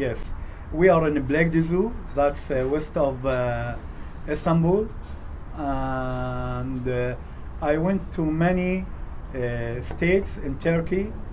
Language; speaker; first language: English; non-native, fluent; Arabic